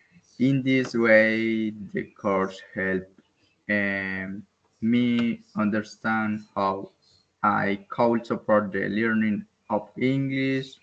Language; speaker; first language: English; non-native, learner; Spanish